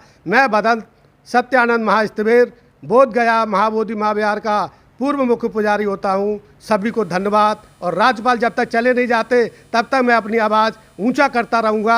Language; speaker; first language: Hindi; native; Hindi